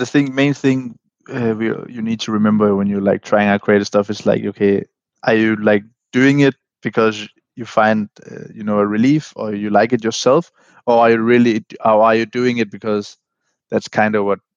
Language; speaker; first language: English; non-native, fluent; Danish